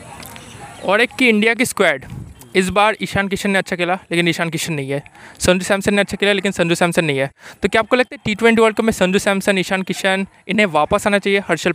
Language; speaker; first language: Hindi; native; Hindi